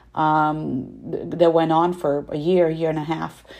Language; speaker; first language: English; non-native, fluent; Russian